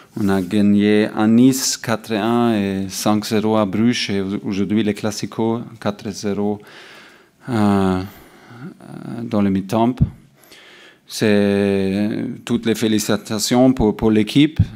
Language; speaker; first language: French; non-native, learner; German